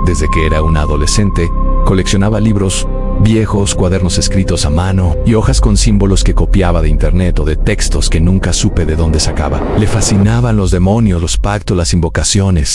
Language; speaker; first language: Spanish; native; Spanish